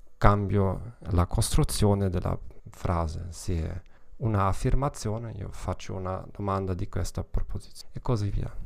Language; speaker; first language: Italian; non-native, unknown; German